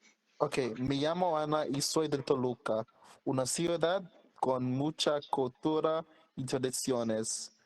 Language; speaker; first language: Spanish; non-native, learner; English